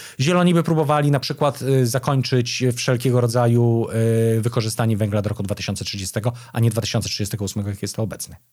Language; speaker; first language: Polish; native; Polish